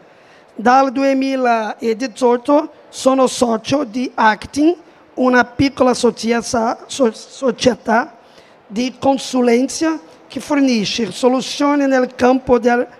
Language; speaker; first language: Italian; non-native, fluent; Portuguese